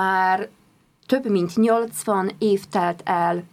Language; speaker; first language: Hungarian; non-native, fluent; Polish